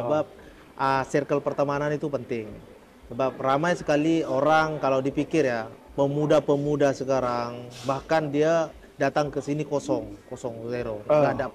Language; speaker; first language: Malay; early bilingual, heritage; Indonesian